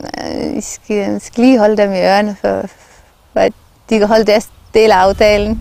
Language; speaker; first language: Danish; non-native, local second language; Faroese